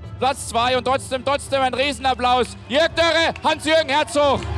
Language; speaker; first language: German; native; German